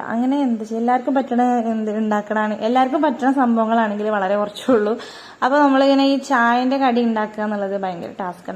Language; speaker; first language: Malayalam; native; Malayalam